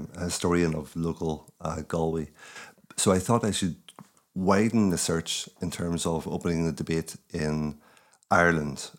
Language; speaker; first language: English; native; English